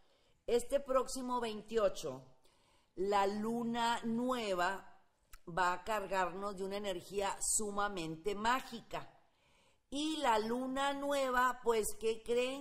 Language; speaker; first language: Spanish; native; Spanish